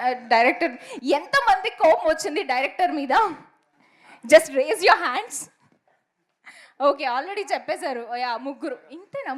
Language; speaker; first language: Telugu; native; Telugu